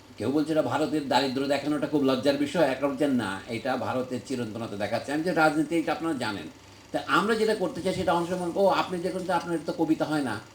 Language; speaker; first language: Bangla; native; Bangla